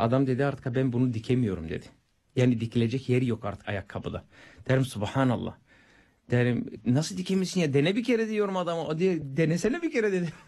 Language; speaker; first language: Turkish; non-native, fluent; Bulgarian